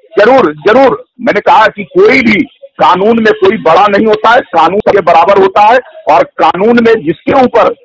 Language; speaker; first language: Hindi; native; Hindi